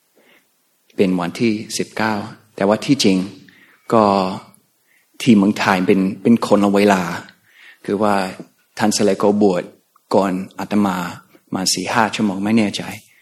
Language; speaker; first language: Thai; non-native, fluent; English